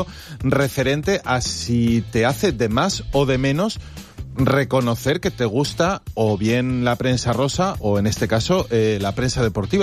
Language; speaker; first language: Spanish; native; Spanish